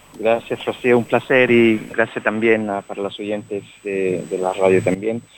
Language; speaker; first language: Spanish; early bilingual, heritage; Spanish